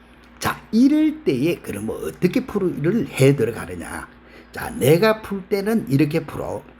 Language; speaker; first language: Korean; native; Korean